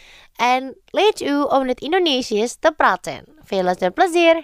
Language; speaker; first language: Dutch; non-native, fluent; Indonesian